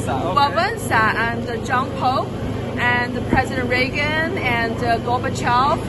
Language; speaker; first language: English; non-native, fluent; Chinese